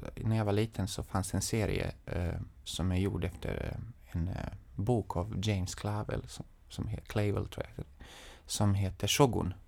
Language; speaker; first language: Swedish; non-native, fluent; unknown